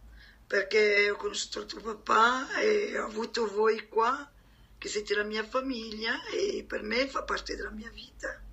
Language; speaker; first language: Italian; non-native, fluent; French